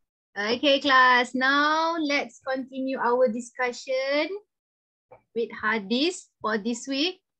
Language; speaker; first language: English; non-native, local second language; Malay